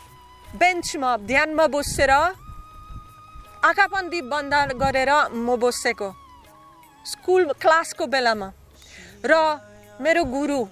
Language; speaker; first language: Nepali; non-native, learner; Slovak